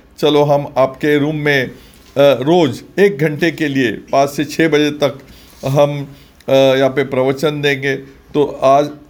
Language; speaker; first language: Hindi; non-native, local second language; Marathi